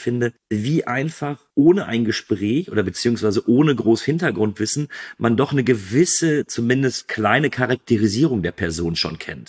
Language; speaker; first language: German; native; German